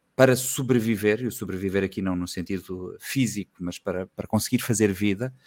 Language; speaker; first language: Portuguese; native; Portuguese